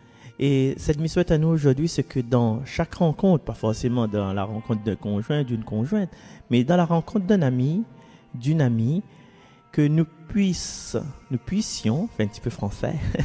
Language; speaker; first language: French; non-native, local second language; Malagasy